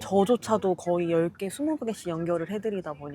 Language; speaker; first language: Korean; native; Korean